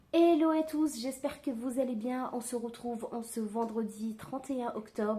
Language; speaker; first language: French; native; French